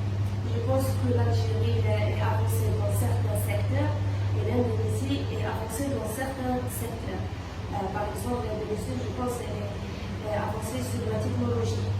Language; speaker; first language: French; non-native, local second language; Arabic